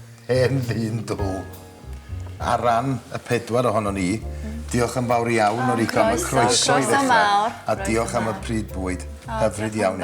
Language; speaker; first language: Welsh; native; Welsh